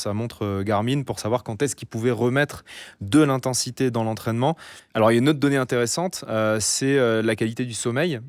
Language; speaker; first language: French; native; French